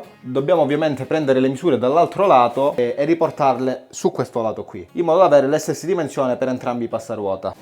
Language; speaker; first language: Italian; native; Italian